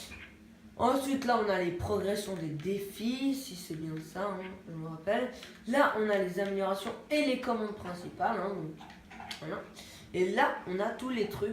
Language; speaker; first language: French; native; French